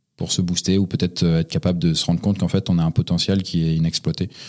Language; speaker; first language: French; native; French